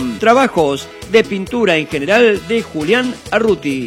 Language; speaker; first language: Spanish; native; Spanish